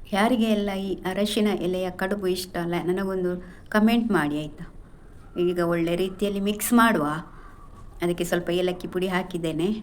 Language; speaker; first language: Kannada; non-native, local second language; Tulu